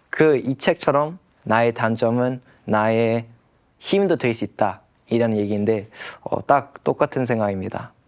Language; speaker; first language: Korean; early bilingual, heritage; English